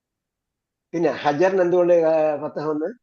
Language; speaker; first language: Malayalam; native; Malayalam